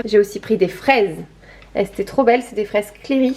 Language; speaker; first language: French; native; French